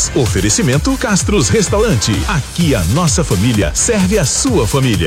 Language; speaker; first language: Portuguese; native; Portuguese